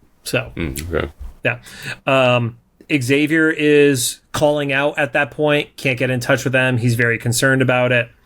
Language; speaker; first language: English; native; English